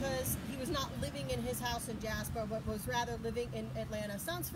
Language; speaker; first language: English; native; English